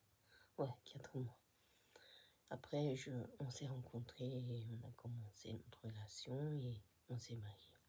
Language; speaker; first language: French; non-native, fluent; Japanese